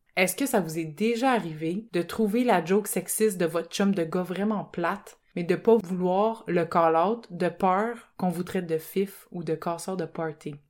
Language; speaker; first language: French; native; French